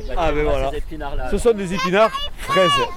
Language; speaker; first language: French; native; French